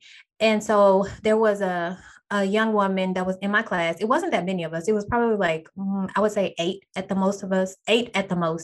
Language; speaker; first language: English; native; English